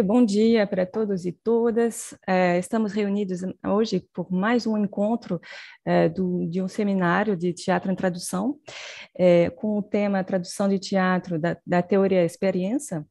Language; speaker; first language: Portuguese; non-native, fluent; French